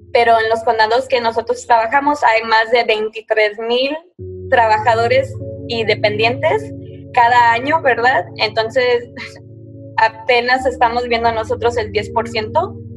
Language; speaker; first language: Spanish; early bilingual, heritage; Spanish